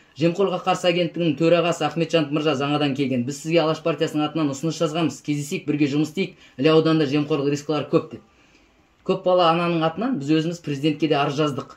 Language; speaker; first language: Kazakh; native; Kazakh